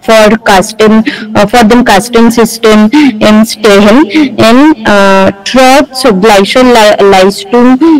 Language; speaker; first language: German; non-native, learner; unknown